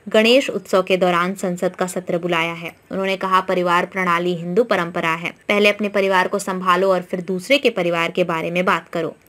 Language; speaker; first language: Hindi; non-native, local second language; Marathi